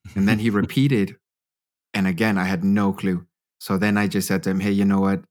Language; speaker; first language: English; native; English